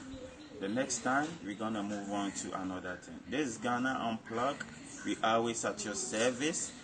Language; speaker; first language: English; non-native, local second language; Akan